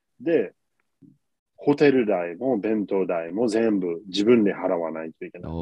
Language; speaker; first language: Japanese; non-native, fluent; English